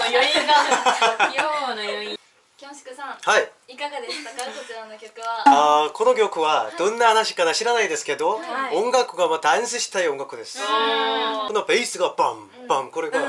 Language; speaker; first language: Japanese; non-native, fluent; Korean